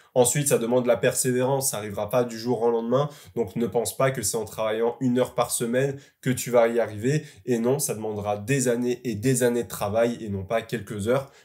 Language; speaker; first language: French; native; French